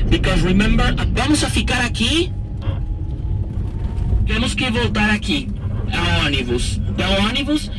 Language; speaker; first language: Portuguese; non-native, learner; Spanish